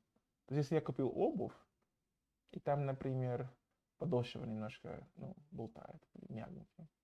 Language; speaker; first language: Russian; non-native, fluent; English